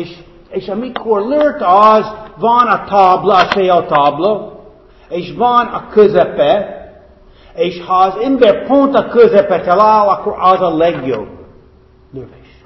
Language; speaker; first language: Hungarian; non-native, fluent; English